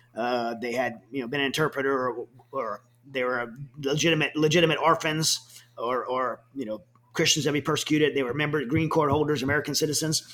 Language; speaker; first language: English; native; English